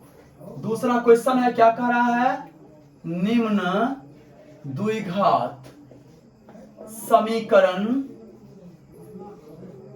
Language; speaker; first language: Hindi; native; Hindi